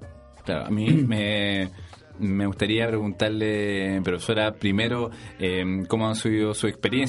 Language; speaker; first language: Spanish; native; Spanish